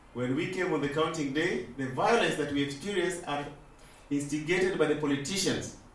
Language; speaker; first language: English; non-native, local second language; Luo (Kenya and Tanzania)